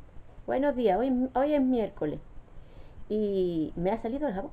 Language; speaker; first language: Spanish; native; Spanish